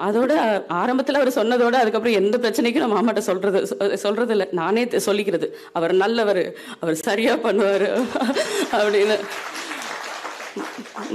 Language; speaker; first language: Tamil; native; Tamil